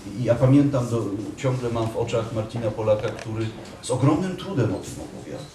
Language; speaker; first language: Polish; native; Polish